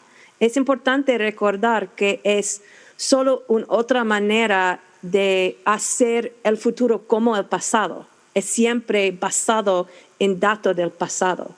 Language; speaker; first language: Spanish; non-native, fluent; English